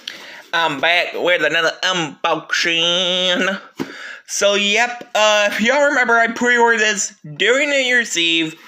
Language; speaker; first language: English; native; English